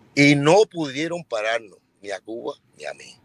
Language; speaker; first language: Spanish; early bilingual, other home language; English